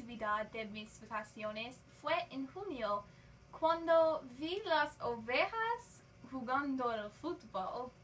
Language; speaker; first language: Spanish; non-native, learner; English